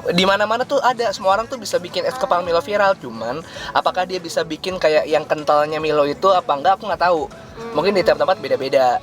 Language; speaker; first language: Indonesian; native; Indonesian